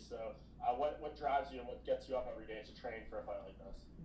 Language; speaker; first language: English; native; English